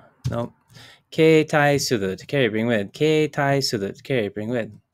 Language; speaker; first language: English; native; English